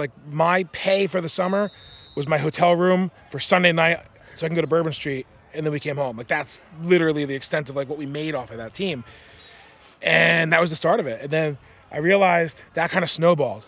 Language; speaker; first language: English; native; English